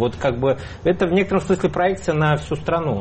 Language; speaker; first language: Russian; native; Russian